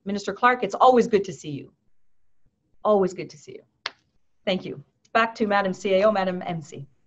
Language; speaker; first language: English; native; English